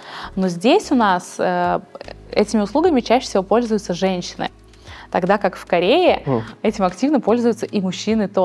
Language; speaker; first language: Russian; native; Russian